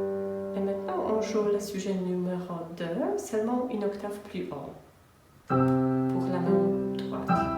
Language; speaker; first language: French; non-native, fluent; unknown